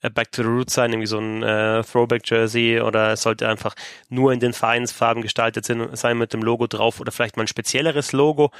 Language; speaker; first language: German; native; German